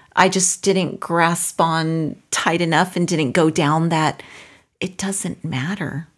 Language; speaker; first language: English; non-native, fluent; Spanish